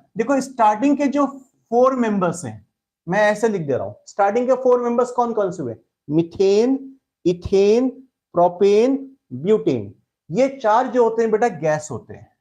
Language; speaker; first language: Hindi; native; Hindi